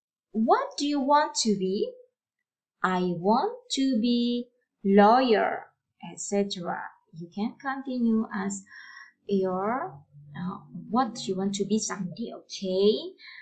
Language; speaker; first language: English; non-native, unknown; Indonesian